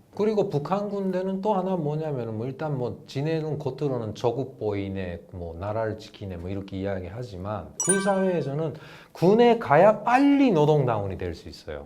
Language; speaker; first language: Korean; native; Korean